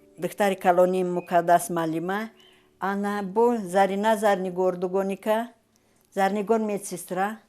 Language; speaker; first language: Tajik; non-native, fluent; Romanian